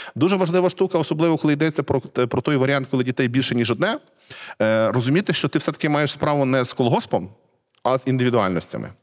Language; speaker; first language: Ukrainian; native; Ukrainian